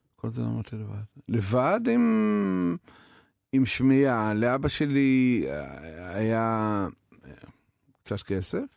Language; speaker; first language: Hebrew; non-native, fluent; Russian